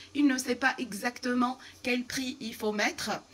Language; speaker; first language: French; non-native, fluent; Arabic